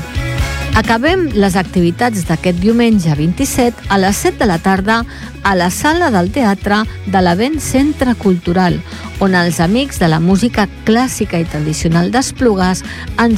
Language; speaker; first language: Catalan; native; Catalan